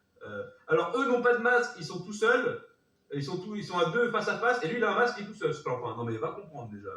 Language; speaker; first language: French; native; French